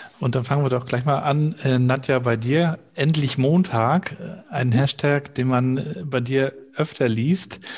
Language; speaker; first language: German; native; German